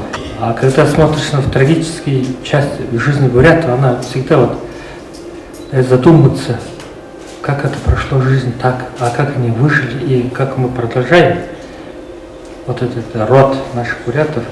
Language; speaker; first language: Russian; non-native, fluent; Mongolian